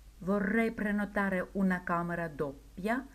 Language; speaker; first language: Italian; non-native, fluent; Ukrainian